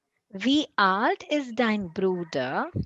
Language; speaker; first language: German; non-native, fluent; Malayalam